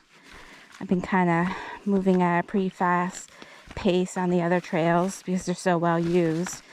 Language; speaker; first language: English; native; English